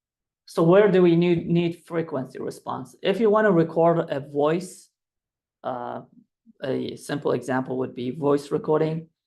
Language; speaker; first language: English; non-native, fluent; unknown